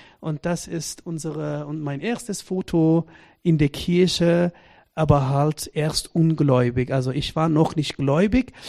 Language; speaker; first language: German; non-native, fluent; Persian